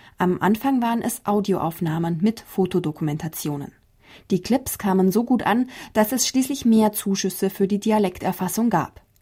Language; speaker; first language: German; native; German